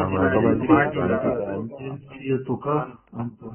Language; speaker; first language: Arabic; non-native, learner; Urdu